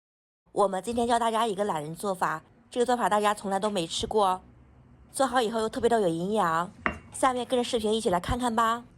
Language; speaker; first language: Chinese; native; Chinese